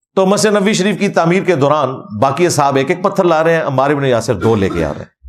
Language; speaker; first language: Urdu; non-native, local second language; Punjabi